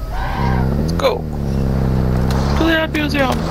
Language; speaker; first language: English; native; English